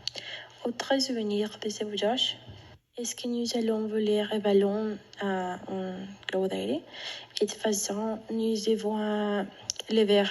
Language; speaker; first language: French; non-native, learner; Spanish